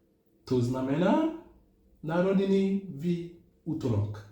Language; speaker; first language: Slovak; non-native, learner; Akan